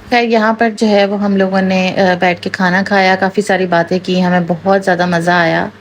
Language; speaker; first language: Urdu; native; Urdu